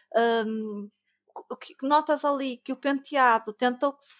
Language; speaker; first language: Portuguese; native; Portuguese